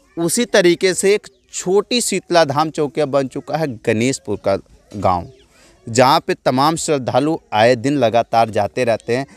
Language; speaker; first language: Hindi; native; Hindi